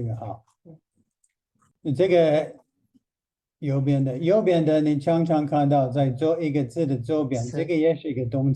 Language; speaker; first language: Chinese; non-native, fluent; English